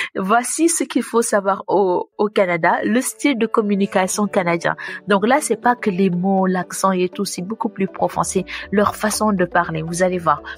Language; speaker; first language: French; non-native, local second language; Wolof